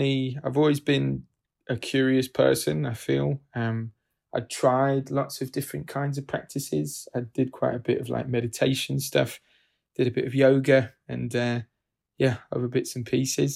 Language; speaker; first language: English; native; English